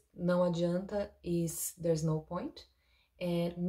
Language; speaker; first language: English; non-native, fluent; Portuguese